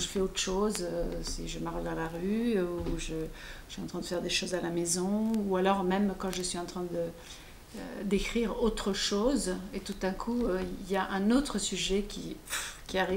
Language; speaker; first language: French; non-native, fluent; Italian